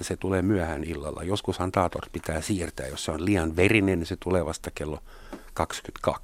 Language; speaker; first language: Finnish; non-native, fluent; German